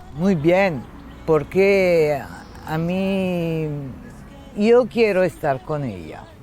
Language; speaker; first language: Spanish; non-native, learner; Italian